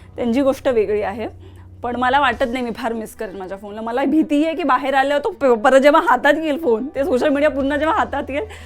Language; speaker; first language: Marathi; native; Marathi